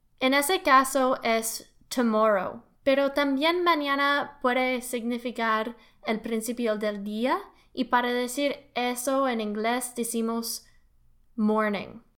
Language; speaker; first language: Spanish; non-native, learner; English